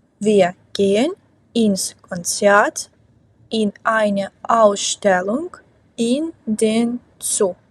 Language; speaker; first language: German; non-native, fluent; Ukrainian